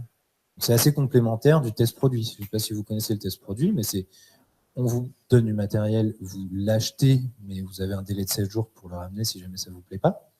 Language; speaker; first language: French; native; French